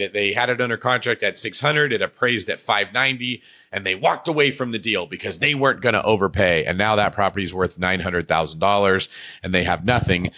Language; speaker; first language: English; native; English